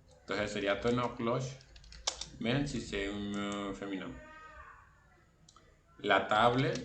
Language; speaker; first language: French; non-native, fluent; Spanish